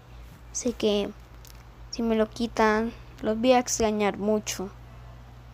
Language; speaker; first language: Spanish; native; Spanish